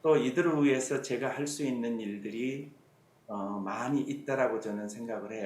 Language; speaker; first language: Korean; native; Korean